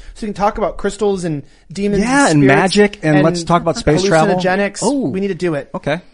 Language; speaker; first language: English; native; English